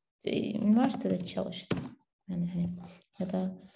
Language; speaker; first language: Chinese; non-native, learner; Turkish